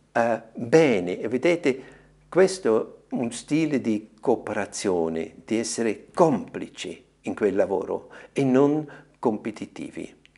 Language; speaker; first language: Italian; non-native, fluent; German